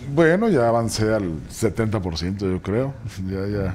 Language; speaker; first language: Spanish; native; Spanish